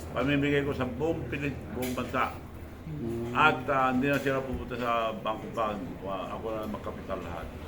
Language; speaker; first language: Filipino; non-native, local second language; Iloko